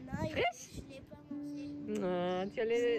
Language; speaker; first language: French; non-native, learner; German